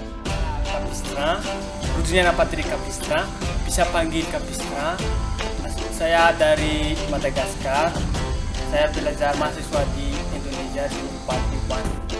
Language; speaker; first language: Indonesian; non-native, learner; Malagasy